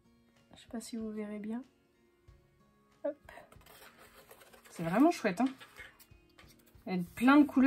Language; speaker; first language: French; native; French